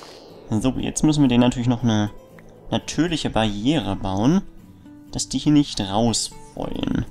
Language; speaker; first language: German; native; German